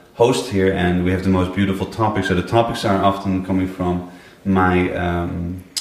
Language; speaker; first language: English; non-native, fluent; Dutch